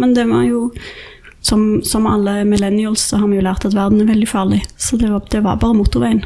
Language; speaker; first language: Norwegian; native; Norwegian